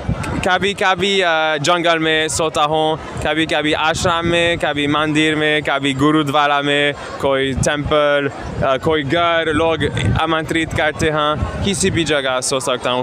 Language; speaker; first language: Hindi; non-native, learner; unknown